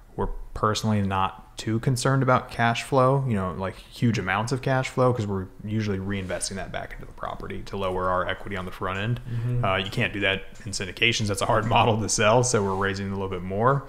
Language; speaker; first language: English; native; English